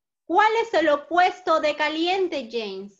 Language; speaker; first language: Spanish; native; Spanish